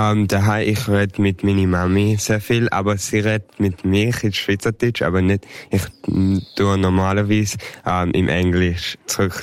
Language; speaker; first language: German; early bilingual, heritage; English